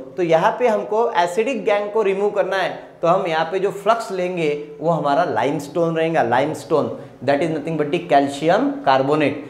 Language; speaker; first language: Hindi; non-native, local second language; Marathi